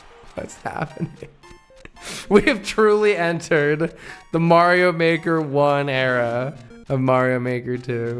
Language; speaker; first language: English; native; English